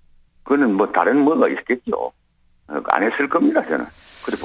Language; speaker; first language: Korean; native; Korean